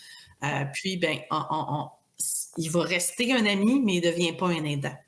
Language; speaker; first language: French; native; French